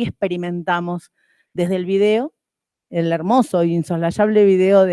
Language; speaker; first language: Spanish; native; Spanish